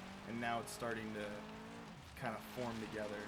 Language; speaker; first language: English; native; English